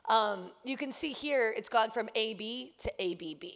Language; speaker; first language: English; native; English